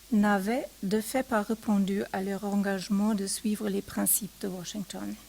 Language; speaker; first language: French; non-native, fluent; German